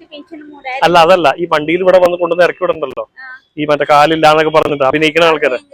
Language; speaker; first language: Malayalam; native; Malayalam